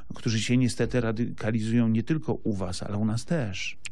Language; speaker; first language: Polish; native; Polish